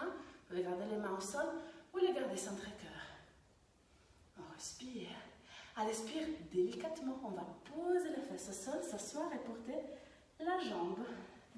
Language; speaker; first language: French; non-native, fluent; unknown